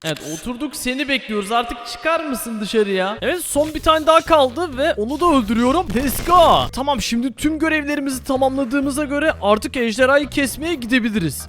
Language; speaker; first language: Turkish; native; Turkish